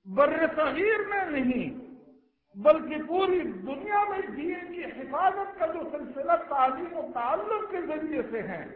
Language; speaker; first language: Urdu; non-native, local second language; Pashto